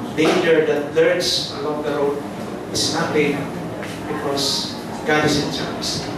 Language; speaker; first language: English; non-native, local second language; Filipino